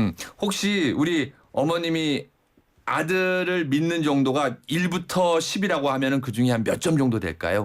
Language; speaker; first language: Korean; native; Korean